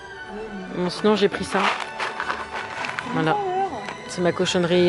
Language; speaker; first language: French; native; French